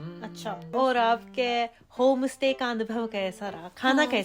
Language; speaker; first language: Hindi; non-native, fluent; Japanese